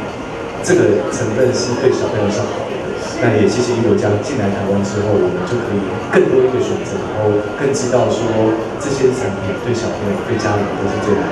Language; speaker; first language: Chinese; native; Chinese